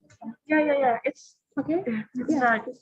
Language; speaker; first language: English; non-native, learner; Indonesian